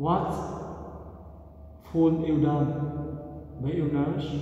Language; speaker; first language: Dutch; non-native, fluent; Vietnamese